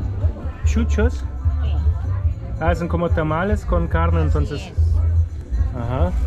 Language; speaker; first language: Spanish; non-native, learner; German